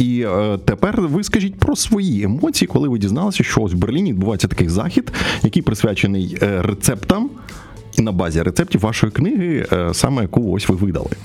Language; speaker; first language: Ukrainian; native; Ukrainian